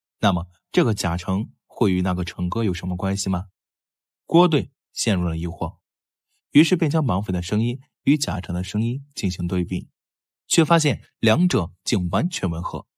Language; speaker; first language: Chinese; native; Chinese